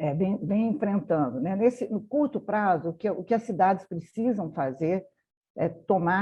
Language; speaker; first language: Portuguese; native; Portuguese